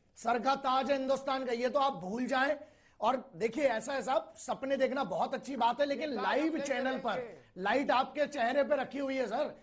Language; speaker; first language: Hindi; native; Hindi